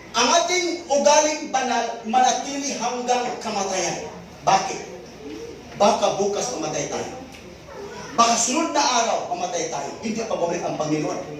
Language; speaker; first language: Filipino; non-native, local second language; Cebuano